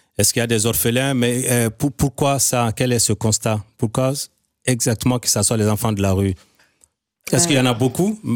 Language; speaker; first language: French; non-native, local second language; Bambara